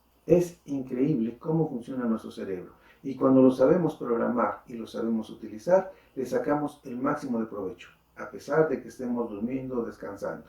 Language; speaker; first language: Spanish; native; Spanish